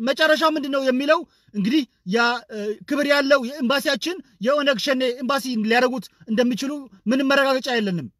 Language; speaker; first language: Amharic; non-native, local second language; Tigrinya